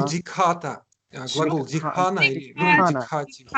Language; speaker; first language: Russian; native; Russian